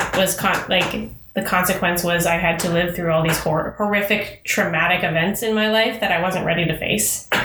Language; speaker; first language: English; native; English